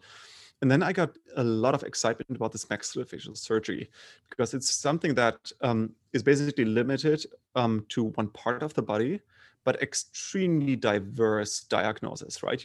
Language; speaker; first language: English; non-native, fluent; German